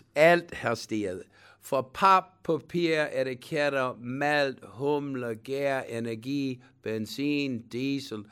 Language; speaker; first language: Danish; non-native, fluent; English